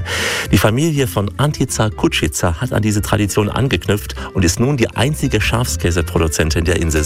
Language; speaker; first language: German; native; German